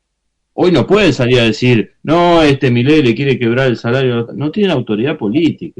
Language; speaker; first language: Spanish; native; Spanish